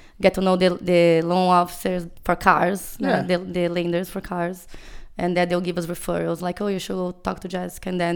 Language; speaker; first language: English; non-native, fluent; Portuguese